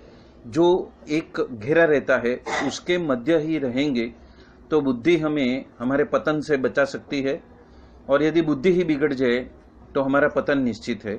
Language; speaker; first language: Hindi; non-native, local second language; Gujarati